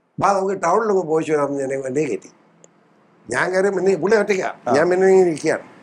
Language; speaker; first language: Malayalam; native; Malayalam